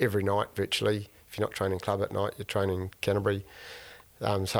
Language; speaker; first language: English; native; English